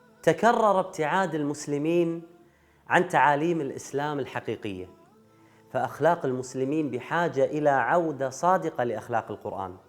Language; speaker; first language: Arabic; native; Arabic